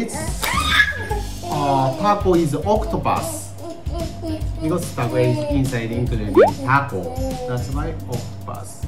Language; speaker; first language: English; non-native, local second language; Filipino